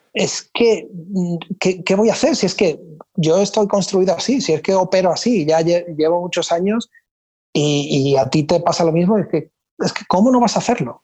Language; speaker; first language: Spanish; native; Spanish